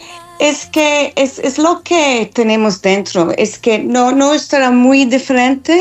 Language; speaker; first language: Spanish; non-native, fluent; English